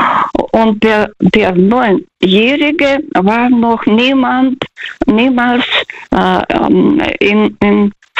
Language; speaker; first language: German; non-native, fluent; Russian